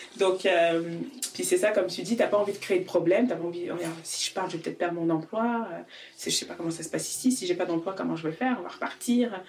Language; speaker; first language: French; native; French